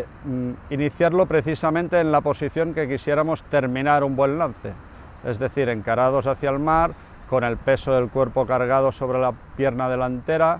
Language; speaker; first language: Spanish; native; Spanish